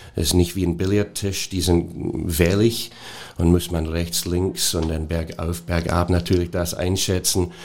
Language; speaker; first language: German; non-native, fluent; English